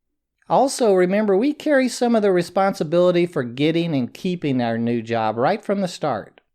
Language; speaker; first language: English; native; English